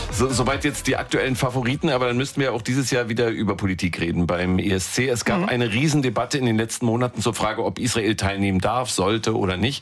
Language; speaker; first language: German; native; German